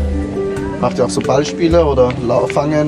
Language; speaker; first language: German; native; German